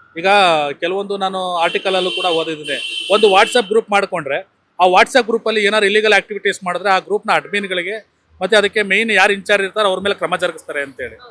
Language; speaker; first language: Kannada; native; Kannada